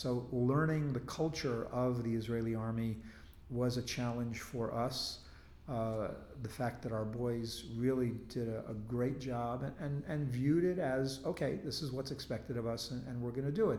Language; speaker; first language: English; native; English